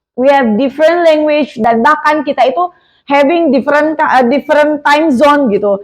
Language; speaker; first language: Indonesian; native; Indonesian